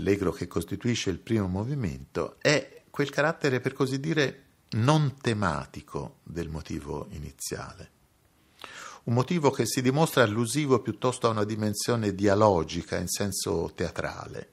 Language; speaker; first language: Italian; native; Italian